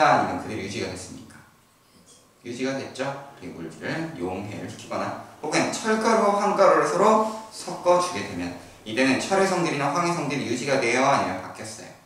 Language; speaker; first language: Korean; native; Korean